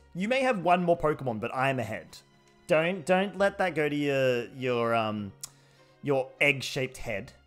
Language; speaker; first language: English; native; English